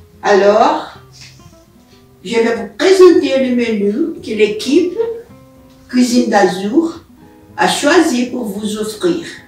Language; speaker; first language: French; non-native, learner; Portuguese